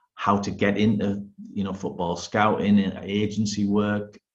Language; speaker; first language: English; native; English